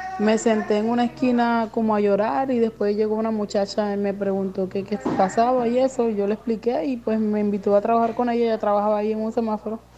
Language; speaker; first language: Spanish; native; Spanish